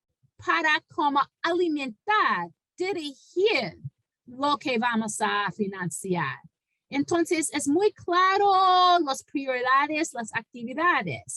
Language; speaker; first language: Spanish; non-native, fluent; English